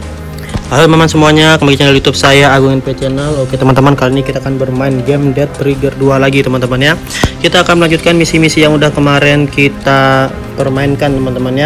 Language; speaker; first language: Indonesian; native; Indonesian